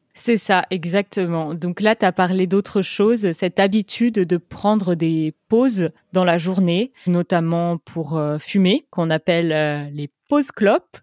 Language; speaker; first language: French; native; French